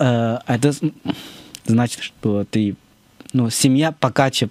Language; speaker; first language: Russian; non-native, fluent; Chinese